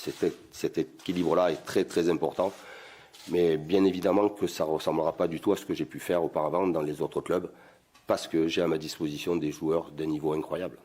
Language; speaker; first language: French; native; French